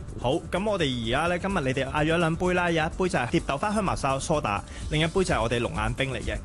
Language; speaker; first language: Cantonese; early bilingual, other home language; Thai